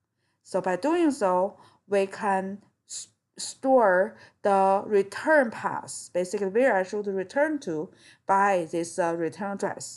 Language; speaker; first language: English; non-native, fluent; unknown